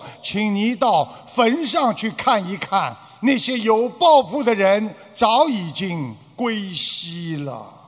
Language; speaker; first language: Chinese; native; Chinese